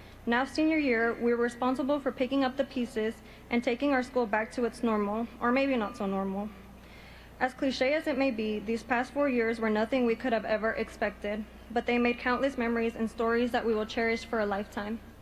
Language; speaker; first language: English; early bilingual, other home language; Spanish